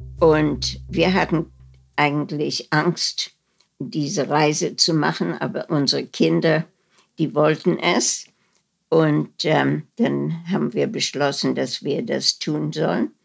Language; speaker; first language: German; early bilingual, heritage; German